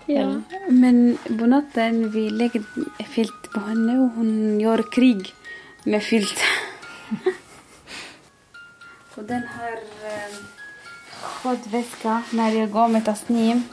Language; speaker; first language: Swedish; non-native, learner; Arabic